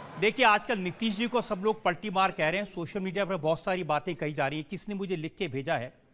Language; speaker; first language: Hindi; native; Hindi